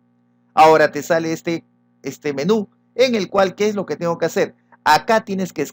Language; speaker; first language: Spanish; native; Spanish